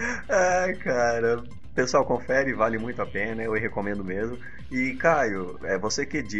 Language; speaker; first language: Portuguese; native; Portuguese